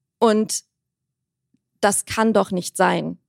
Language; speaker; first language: German; early bilingual, other home language; Armenian